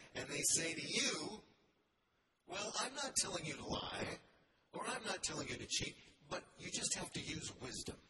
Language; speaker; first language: English; native; English